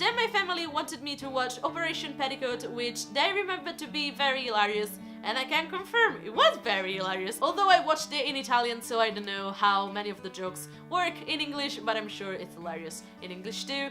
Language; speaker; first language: English; non-native, fluent; Italian